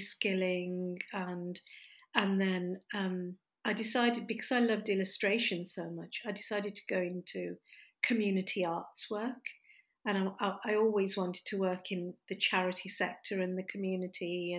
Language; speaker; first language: English; native; English